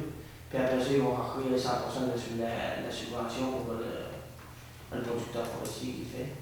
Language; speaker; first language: French; native; French